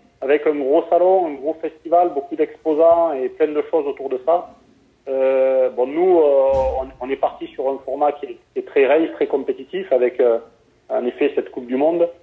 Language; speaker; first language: French; native; French